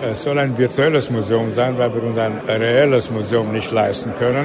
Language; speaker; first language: German; native; German